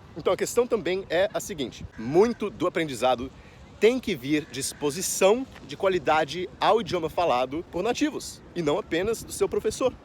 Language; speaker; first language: Portuguese; native; Portuguese